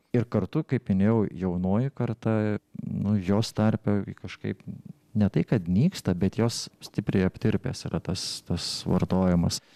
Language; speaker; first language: Lithuanian; native; Lithuanian